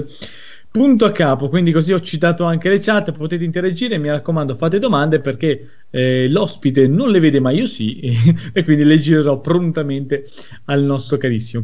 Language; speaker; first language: Italian; native; Italian